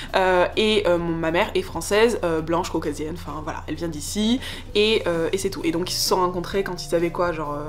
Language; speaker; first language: French; native; French